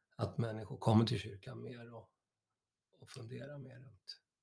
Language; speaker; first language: Swedish; native; Swedish